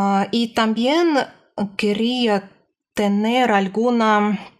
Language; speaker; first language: Spanish; non-native, learner; Russian